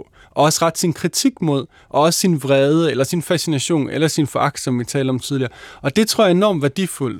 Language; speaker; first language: Danish; native; Danish